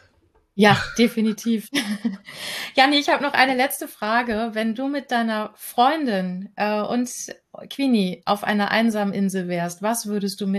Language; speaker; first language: German; native; German